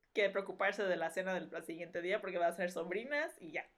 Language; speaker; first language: Spanish; early bilingual, heritage; Spanish